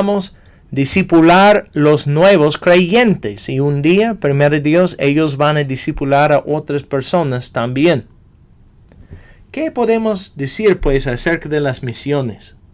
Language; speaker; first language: Spanish; non-native, fluent; English